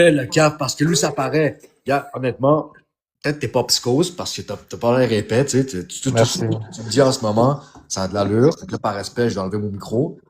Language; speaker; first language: French; native; French